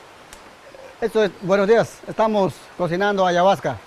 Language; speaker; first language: Spanish; non-native, local second language; Shipibo-Conibo